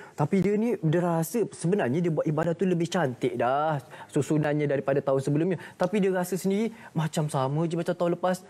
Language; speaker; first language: Malay; native; Malay